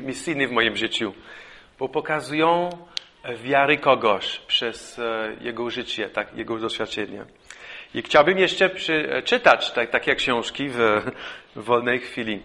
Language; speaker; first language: Polish; non-native, fluent; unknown